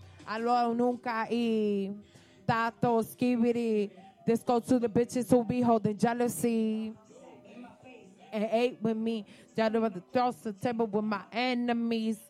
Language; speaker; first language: English; native; English